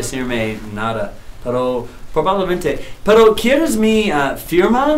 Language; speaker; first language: Spanish; non-native, learner; English